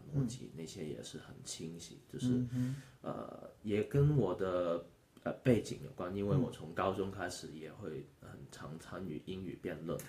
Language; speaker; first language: Chinese; non-native, local second language; Cantonese